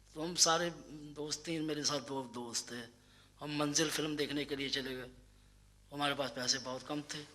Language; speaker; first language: Urdu; non-native, local second language; Punjabi